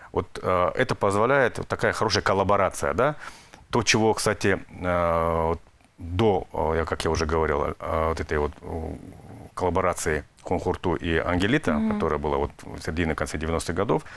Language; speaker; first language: Russian; native; Russian